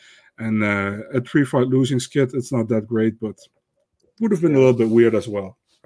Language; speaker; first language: English; non-native, fluent; Dutch